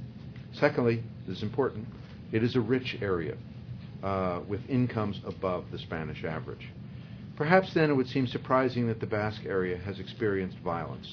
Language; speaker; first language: English; native; English